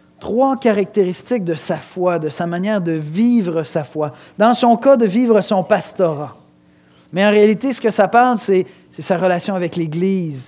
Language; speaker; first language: French; native; French